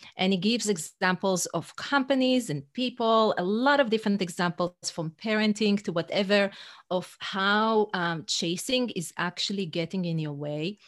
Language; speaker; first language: English; non-native, fluent; Hebrew